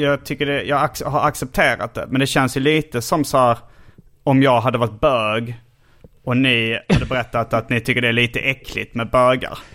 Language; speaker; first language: Swedish; native; Swedish